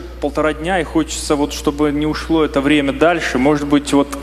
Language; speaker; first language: Russian; native; Russian